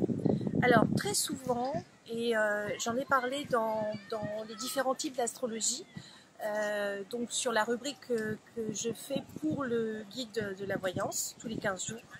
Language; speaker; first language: French; native; French